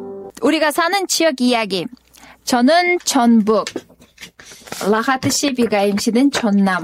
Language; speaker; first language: Korean; non-native, learner; Kyrgyz